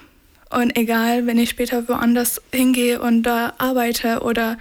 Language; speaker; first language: German; non-native, fluent; Persian